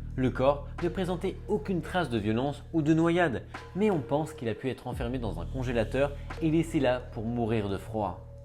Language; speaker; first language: French; native; French